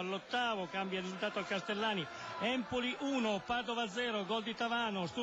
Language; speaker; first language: Italian; native; Italian